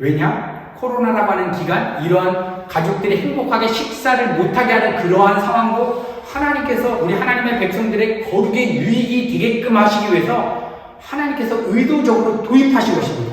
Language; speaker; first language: Korean; native; Korean